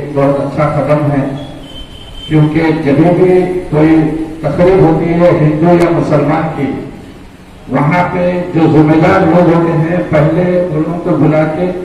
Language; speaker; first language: Urdu; native; Urdu